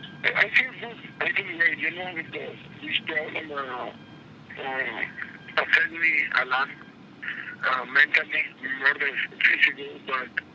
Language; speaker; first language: English; non-native, learner; Spanish